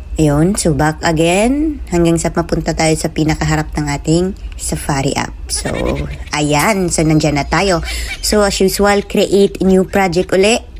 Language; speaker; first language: Filipino; non-native, local second language; Cebuano